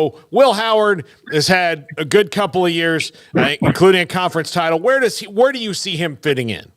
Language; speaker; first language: English; native; English